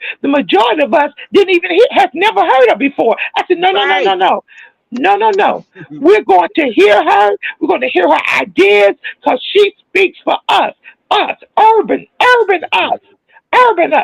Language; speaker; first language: English; native; English